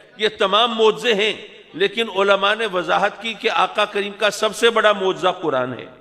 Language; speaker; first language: Urdu; native; Urdu